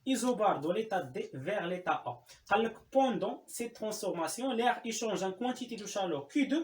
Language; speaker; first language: French; non-native, local second language; Arabic